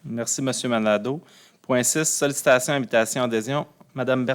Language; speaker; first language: French; native; French